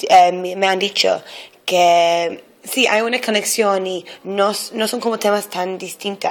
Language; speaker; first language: Spanish; non-native, fluent; English